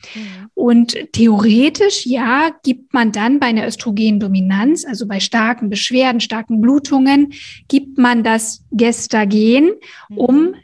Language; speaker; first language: German; native; German